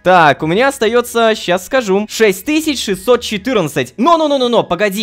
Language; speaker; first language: Russian; native; Russian